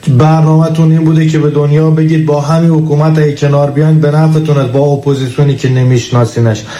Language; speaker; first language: Persian; native; Persian